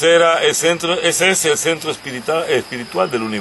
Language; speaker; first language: Spanish; native; Spanish